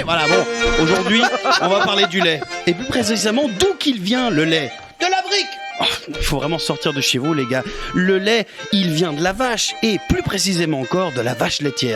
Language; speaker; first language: French; native; French